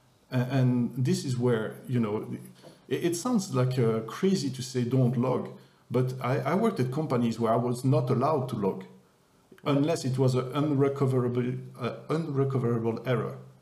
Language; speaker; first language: English; non-native, fluent; French